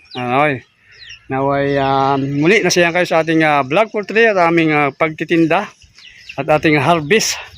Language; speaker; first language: Filipino; native; Filipino